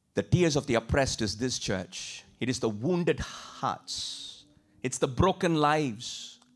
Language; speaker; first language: English; non-native, local second language; Tamil